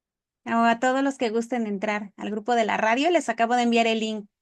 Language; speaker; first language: Spanish; native; Spanish